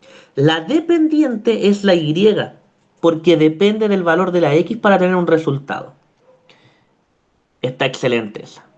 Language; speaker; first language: Spanish; native; Spanish